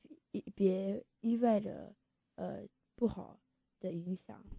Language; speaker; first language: Chinese; early bilingual, heritage; Chinese